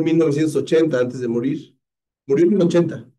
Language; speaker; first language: Spanish; native; Spanish